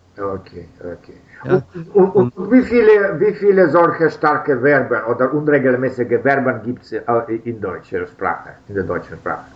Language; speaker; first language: German; non-native, learner; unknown